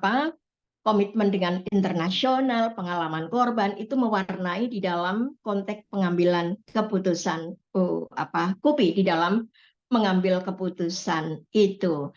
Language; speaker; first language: Indonesian; native; Indonesian